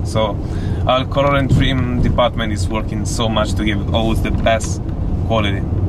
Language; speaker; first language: English; non-native, fluent; Italian